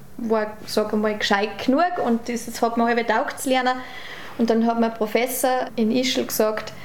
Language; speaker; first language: German; native; German